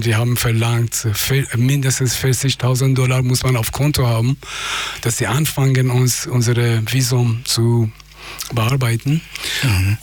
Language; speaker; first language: German; non-native, fluent; Persian